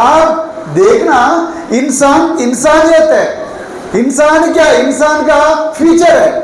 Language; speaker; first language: Hindi; non-native, local second language; Telugu